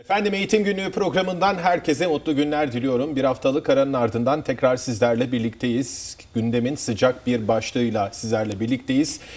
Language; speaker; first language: Turkish; native; Turkish